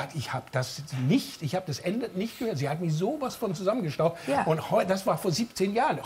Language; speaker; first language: German; non-native, fluent; English